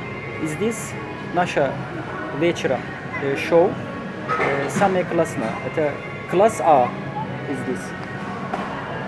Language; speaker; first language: Russian; non-native, local second language; Turkish